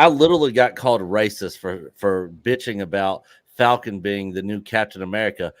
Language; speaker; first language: English; native; English